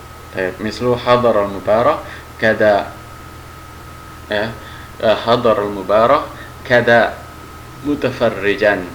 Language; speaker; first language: Arabic; non-native, fluent; Indonesian